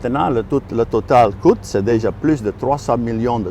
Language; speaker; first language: French; non-native, fluent; Dutch